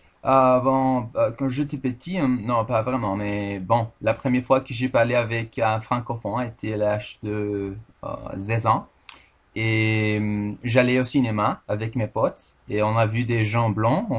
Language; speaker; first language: French; non-native, fluent; Spanish